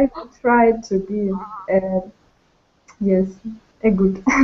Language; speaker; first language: English; non-native, learner; Russian